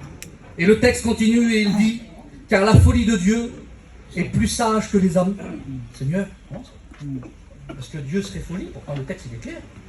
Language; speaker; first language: French; native; French